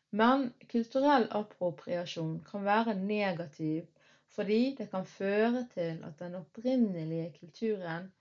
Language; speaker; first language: Norwegian; early bilingual, other home language; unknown